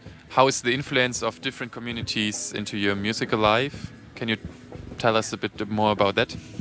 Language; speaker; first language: English; non-native, fluent; German